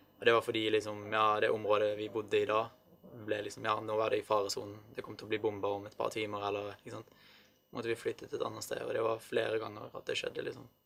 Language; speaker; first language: Norwegian; early bilingual, other home language; Arabic